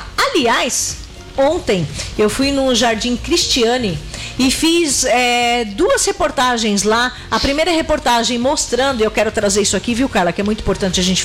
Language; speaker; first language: Portuguese; native; Portuguese